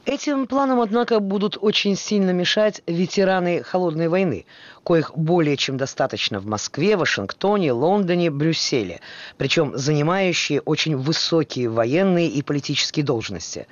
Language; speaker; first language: Russian; native; Russian